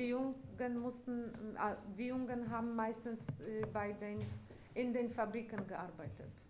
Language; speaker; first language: German; non-native, fluent; Polish